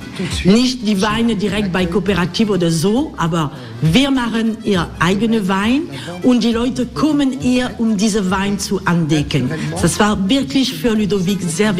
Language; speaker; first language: German; non-native, learner; French